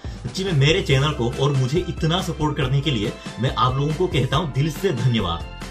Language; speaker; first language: Hindi; non-native, fluent; Korean